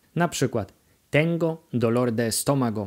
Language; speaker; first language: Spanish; non-native, fluent; Polish